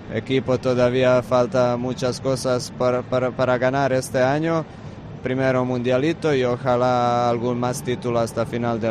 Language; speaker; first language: Spanish; non-native, fluent; Croatian